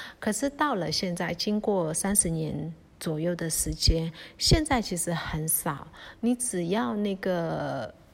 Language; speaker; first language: Chinese; early bilingual, heritage; Chinese